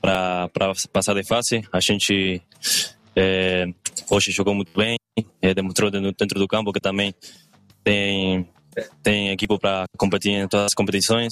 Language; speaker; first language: Portuguese; non-native, learner; Spanish